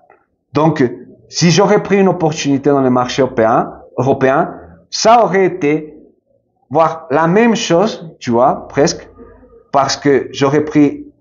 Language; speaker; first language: French; non-native, fluent; Spanish